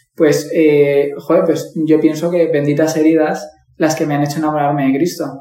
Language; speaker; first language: Spanish; native; Spanish